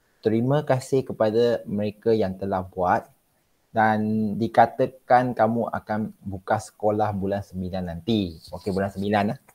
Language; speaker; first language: Malay; non-native, local second language; Chinese